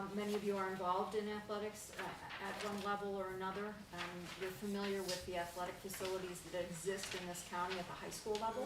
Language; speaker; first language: English; native; English